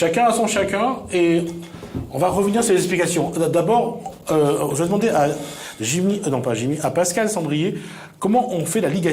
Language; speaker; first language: French; native; French